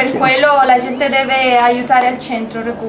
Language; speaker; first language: Italian; non-native, learner; Spanish